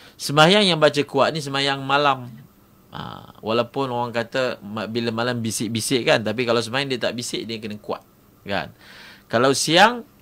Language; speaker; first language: Malay; native; Malay